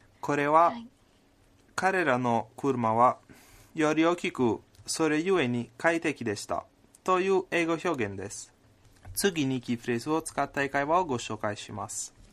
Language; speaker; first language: Japanese; non-native, fluent; Italian